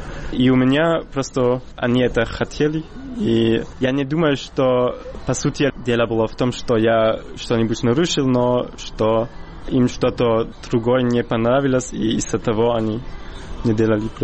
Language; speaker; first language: Russian; non-native, fluent; German